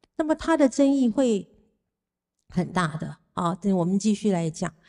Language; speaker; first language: Chinese; native; Chinese